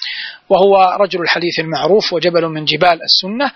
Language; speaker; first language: Arabic; native; Arabic